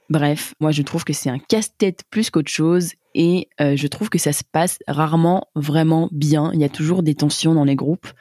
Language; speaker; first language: French; native; French